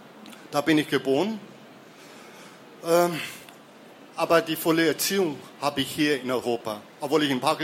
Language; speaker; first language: German; early bilingual, other home language; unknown